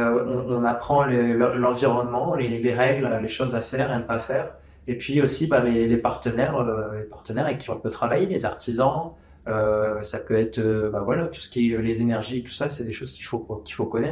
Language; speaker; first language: French; native; French